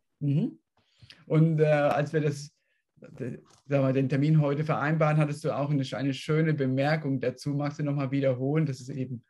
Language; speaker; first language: German; native; German